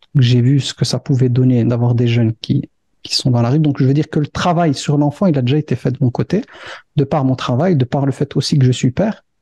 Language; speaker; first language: French; early bilingual, other home language; Arabic